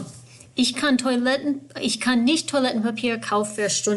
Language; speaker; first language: German; non-native, fluent; English